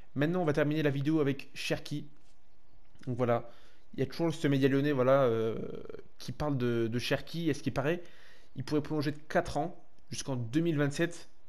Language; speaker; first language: French; native; French